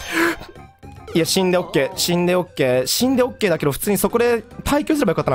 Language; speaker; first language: Japanese; native; Japanese